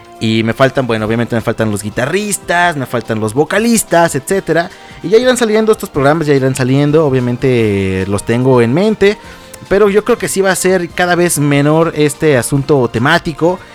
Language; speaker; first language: Spanish; native; Spanish